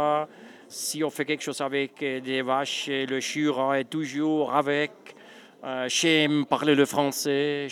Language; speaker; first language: French; non-native, local second language; Swiss German